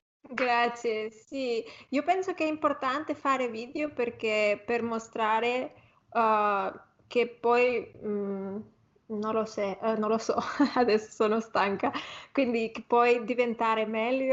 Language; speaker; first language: Italian; non-native, fluent; Spanish